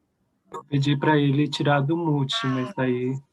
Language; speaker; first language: Portuguese; non-native, learner; English